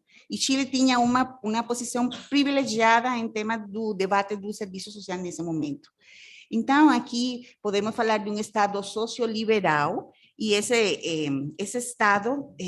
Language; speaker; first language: Portuguese; non-native, fluent; Spanish